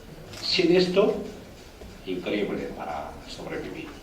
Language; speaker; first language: Spanish; non-native, learner; Korean